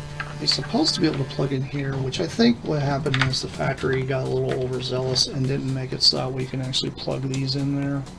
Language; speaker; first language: English; native; English